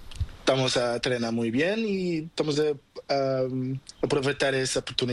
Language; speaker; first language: Spanish; non-native, learner; Portuguese